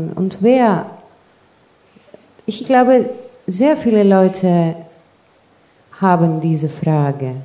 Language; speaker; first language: German; non-native, fluent; Greek